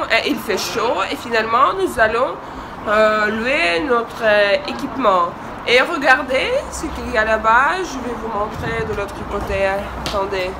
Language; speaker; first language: French; non-native, fluent; Russian